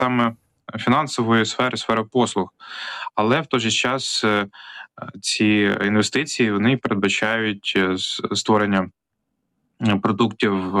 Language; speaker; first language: Ukrainian; native; Ukrainian